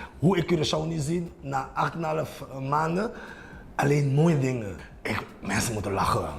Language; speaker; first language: Dutch; non-native, local second language; Papiamento